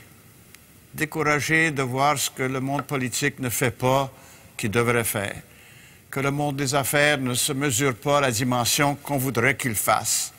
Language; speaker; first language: French; native; French